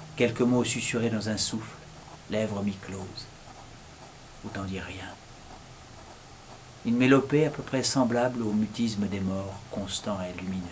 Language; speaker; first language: French; native; French